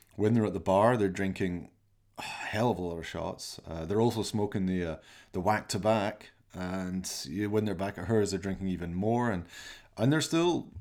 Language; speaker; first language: English; native; English